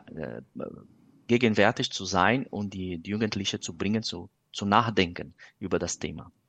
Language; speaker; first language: German; non-native, fluent; Portuguese